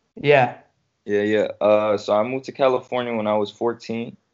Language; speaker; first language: English; native; English